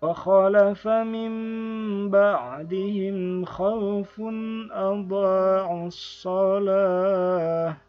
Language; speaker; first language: Arabic; non-native, fluent; Indonesian